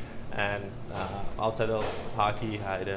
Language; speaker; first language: English; non-native, fluent; Slovak